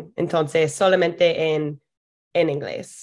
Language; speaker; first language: Spanish; non-native, fluent; English